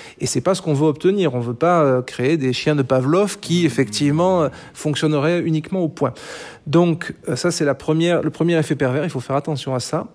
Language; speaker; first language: French; native; French